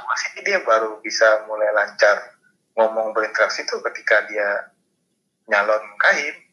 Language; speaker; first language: Indonesian; non-native, local second language; Minangkabau